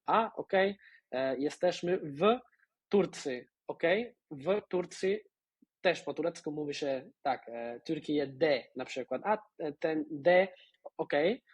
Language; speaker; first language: Polish; non-native, fluent; Spanish